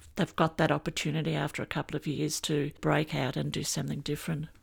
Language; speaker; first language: English; native; English